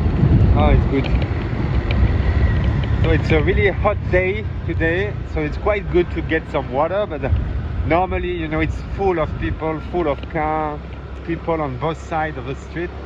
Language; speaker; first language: English; non-native, fluent; French